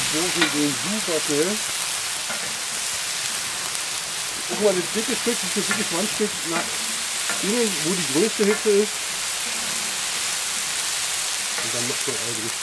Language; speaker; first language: German; native; German